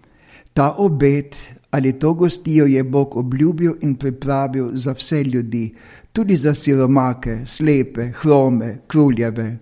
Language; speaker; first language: Slovenian; native; Slovenian